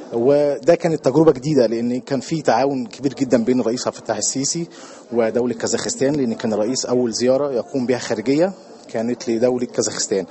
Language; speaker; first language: Arabic; native; Arabic